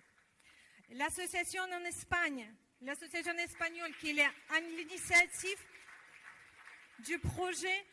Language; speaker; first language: French; non-native, learner; Russian